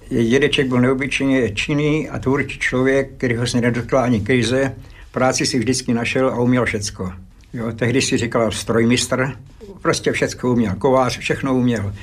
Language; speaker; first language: Czech; early bilingual, other home language; Slovak